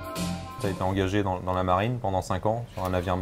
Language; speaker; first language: French; native; French